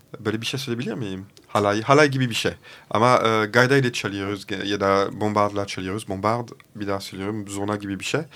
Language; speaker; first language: Turkish; non-native, fluent; French